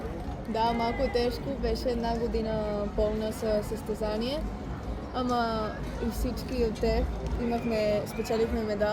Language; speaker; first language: Bulgarian; early bilingual, heritage; Bulgarian